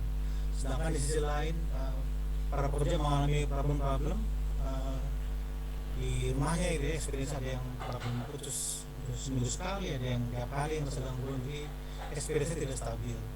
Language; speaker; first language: Indonesian; native; Indonesian